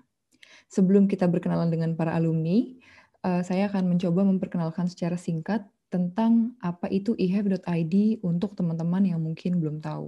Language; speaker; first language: Indonesian; native; Indonesian